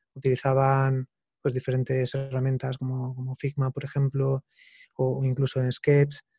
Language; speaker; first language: Spanish; native; Spanish